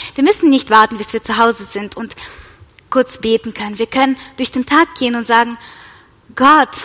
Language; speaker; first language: German; non-native, fluent; Russian